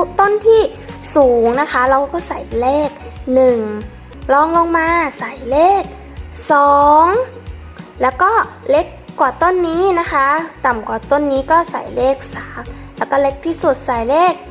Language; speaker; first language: Thai; native; Thai